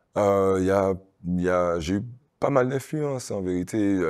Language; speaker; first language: French; native; French